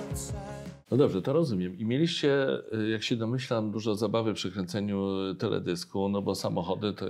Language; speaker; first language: Polish; native; Polish